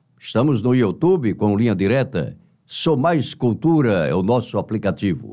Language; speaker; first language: Portuguese; native; Portuguese